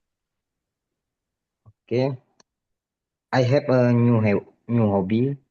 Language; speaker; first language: English; non-native, learner; Indonesian